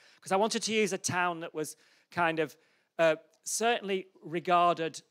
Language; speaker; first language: English; native; English